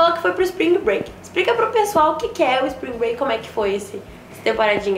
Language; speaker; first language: Portuguese; native; Portuguese